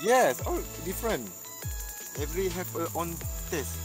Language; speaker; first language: English; non-native, learner; Malay